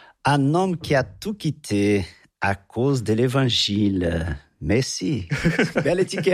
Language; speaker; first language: French; non-native, fluent; Portuguese